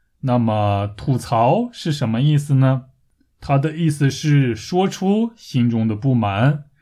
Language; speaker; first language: Chinese; native; Chinese